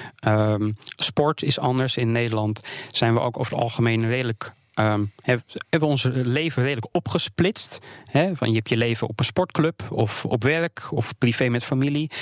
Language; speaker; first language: Dutch; native; Dutch